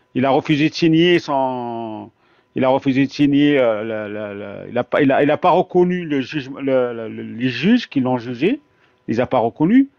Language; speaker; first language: French; non-native, local second language; Arabic